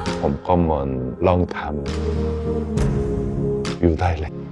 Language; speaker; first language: Thai; non-native, fluent; Korean